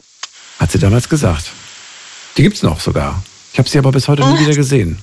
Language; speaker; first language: German; native; German